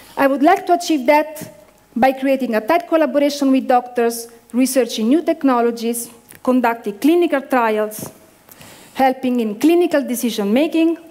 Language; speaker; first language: English; non-native, fluent; Italian